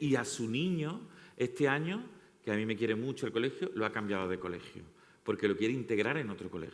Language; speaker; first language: Spanish; native; Spanish